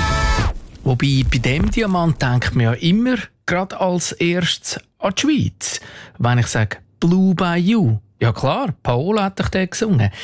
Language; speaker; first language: German; native; German